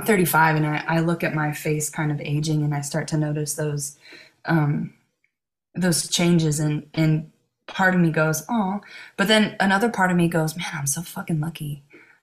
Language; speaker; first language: English; native; English